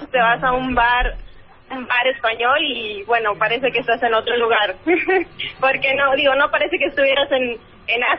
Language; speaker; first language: Spanish; native; Spanish